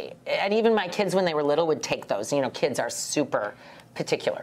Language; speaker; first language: English; native; English